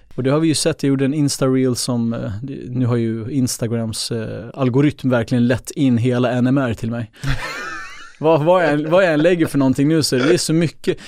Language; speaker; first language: Swedish; early bilingual, other home language; Kurdish